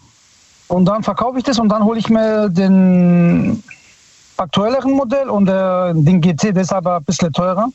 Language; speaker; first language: German; early bilingual, other home language; Italian